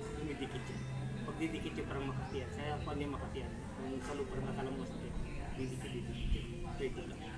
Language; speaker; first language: Filipino; non-native, local second language; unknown